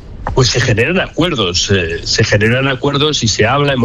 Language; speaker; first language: Spanish; native; Spanish